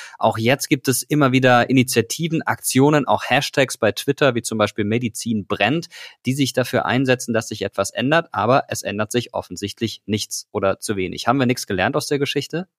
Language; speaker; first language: German; native; German